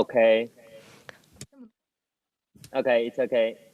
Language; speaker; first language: English; non-native, learner; Chinese